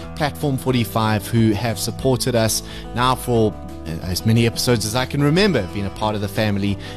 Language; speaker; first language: English; native; English